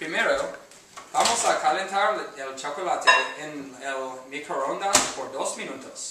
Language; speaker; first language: Spanish; non-native, learner; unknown